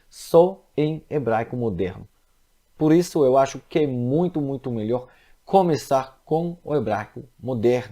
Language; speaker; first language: Portuguese; non-native, fluent; Hebrew